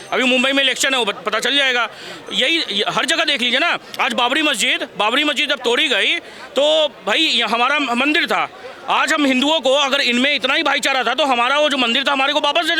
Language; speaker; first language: Hindi; native; Hindi